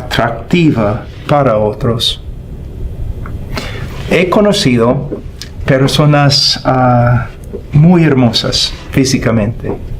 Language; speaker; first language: Spanish; non-native, fluent; English